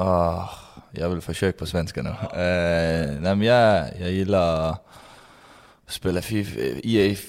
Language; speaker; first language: Swedish; non-native, learner; Danish